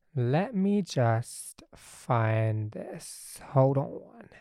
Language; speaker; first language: English; native; English